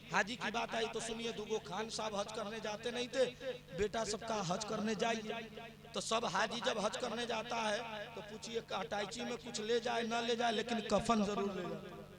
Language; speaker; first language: Hindi; native; Hindi